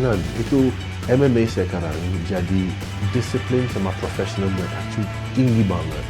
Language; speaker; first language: Indonesian; non-native, fluent; English